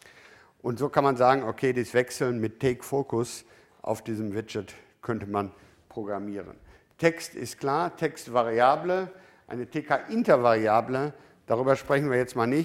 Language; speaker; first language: German; native; German